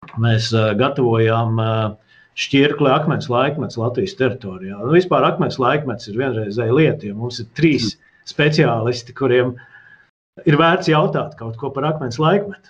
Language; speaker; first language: Latvian; native; Latvian